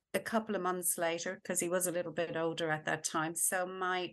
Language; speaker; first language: English; native; English